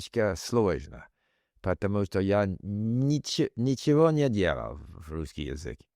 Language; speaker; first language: Russian; non-native, learner; English